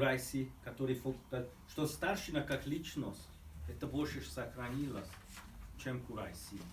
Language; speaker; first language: Russian; non-native, fluent; Hungarian